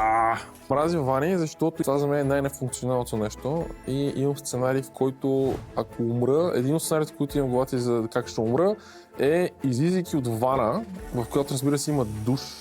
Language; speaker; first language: Bulgarian; native; Bulgarian